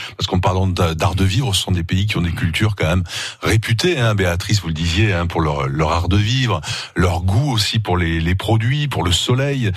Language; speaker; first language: French; native; French